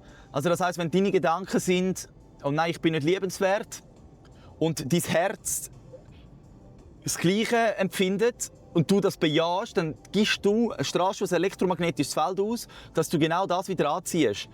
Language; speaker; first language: German; native; German